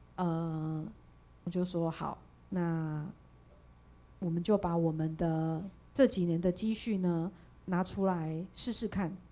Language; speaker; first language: Chinese; native; Chinese